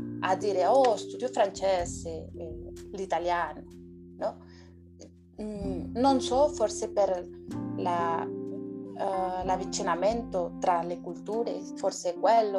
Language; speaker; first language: Italian; non-native, learner; Spanish